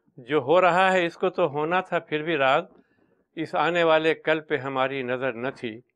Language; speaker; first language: Urdu; native; Urdu